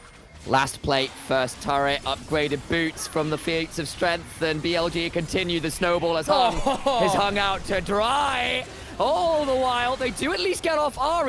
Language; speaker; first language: English; native; English